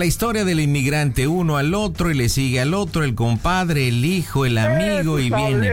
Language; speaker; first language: Spanish; native; Spanish